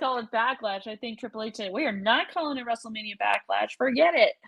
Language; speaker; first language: English; native; English